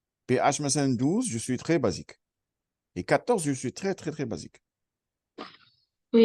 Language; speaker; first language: French; non-native, fluent; Arabic